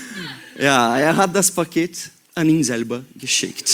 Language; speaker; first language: German; non-native, learner; Portuguese